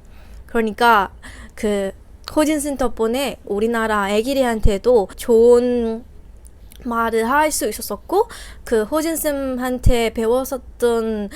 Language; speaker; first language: Korean; non-native, fluent; Burmese